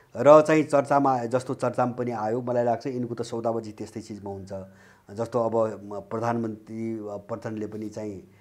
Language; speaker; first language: Nepali; native; Nepali